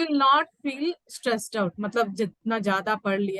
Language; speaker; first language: Hindi; native; Hindi